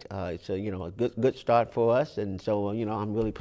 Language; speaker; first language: English; native; English